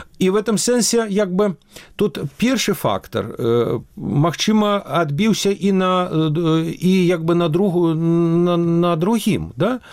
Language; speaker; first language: Belarusian; native; Belarusian